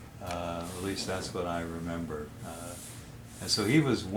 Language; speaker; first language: English; native; English